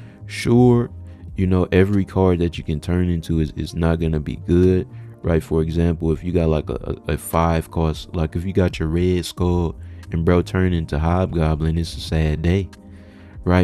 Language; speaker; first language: English; native; English